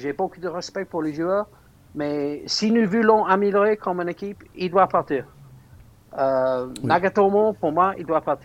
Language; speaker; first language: French; non-native, fluent; English